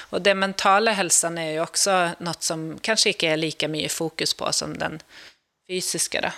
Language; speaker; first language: Swedish; native; Swedish